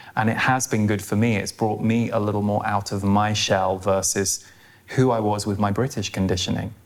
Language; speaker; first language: English; native; English